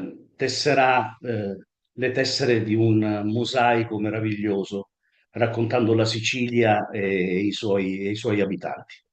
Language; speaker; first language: Italian; native; Italian